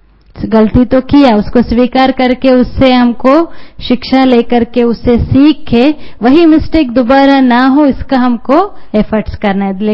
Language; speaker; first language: Hindi; native; Hindi